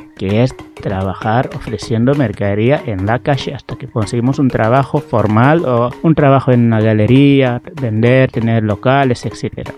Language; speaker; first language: Spanish; non-native, fluent; Wolof